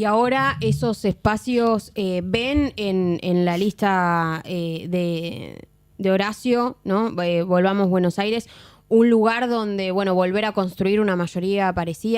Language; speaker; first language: Spanish; native; Spanish